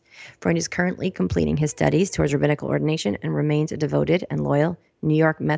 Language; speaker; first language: English; native; English